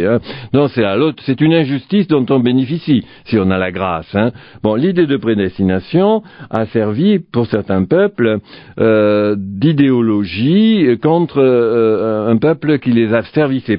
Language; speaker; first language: French; native; French